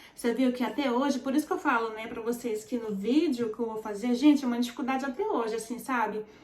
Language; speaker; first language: Portuguese; early bilingual, heritage; Portuguese